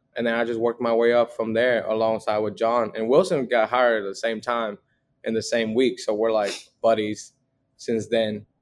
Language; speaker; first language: English; early bilingual, other home language; Vietnamese